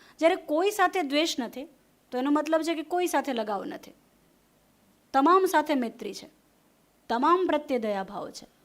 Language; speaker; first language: Gujarati; non-native, local second language; Hindi